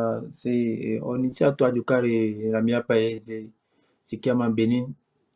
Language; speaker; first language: Italian; non-native, learner; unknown